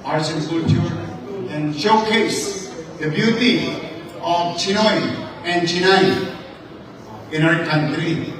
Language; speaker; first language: English; non-native, local second language; Filipino